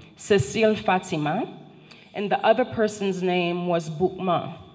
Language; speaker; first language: English; non-native, fluent; Haitian Creole